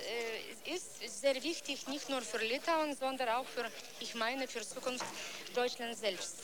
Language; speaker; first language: German; non-native, learner; Lithuanian